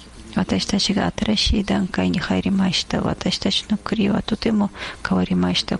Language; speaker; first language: Japanese; non-native, fluent; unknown